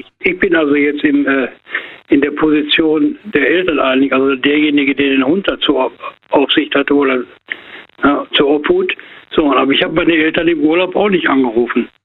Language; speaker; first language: German; native; German